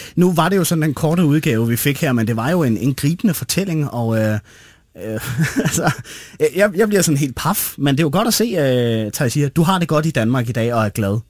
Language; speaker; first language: Danish; native; Danish